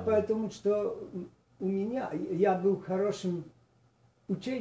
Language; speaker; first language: Russian; non-native, learner; Polish